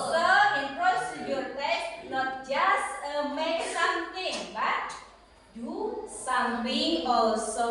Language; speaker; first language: English; non-native, learner; Indonesian